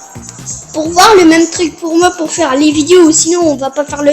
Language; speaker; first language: French; early bilingual, other home language; Romanian